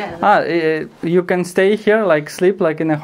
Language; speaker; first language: English; non-native, learner; Romanian